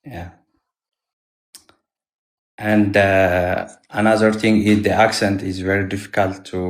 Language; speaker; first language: English; non-native, learner; Amharic